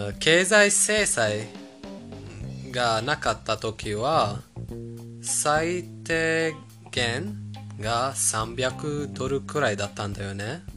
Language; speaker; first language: Japanese; non-native, fluent; Persian